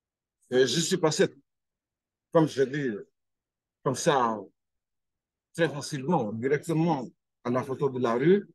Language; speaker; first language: French; non-native, fluent; Albanian